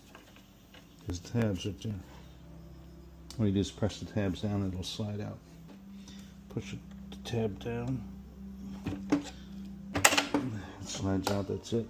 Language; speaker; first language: English; native; English